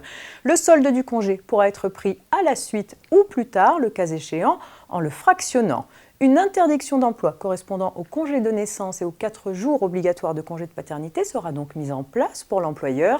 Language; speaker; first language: French; native; French